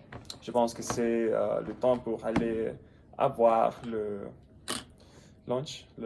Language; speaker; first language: French; non-native, learner; English